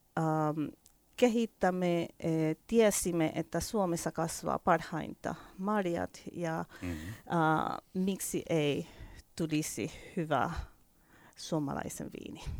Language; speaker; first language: Finnish; non-native, learner; Spanish